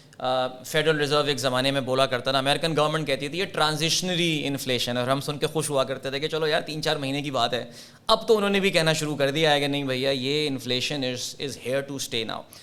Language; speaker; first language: Urdu; native; Urdu